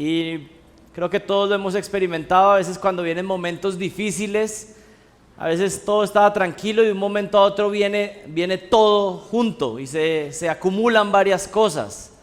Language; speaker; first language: Spanish; native; Spanish